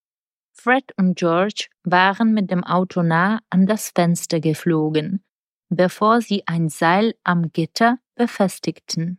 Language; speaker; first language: German; non-native, fluent; Czech